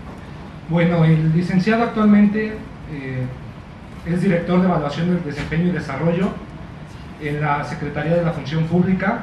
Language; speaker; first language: Spanish; native; Spanish